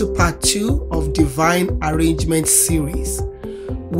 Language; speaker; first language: English; non-native, local second language; Yoruba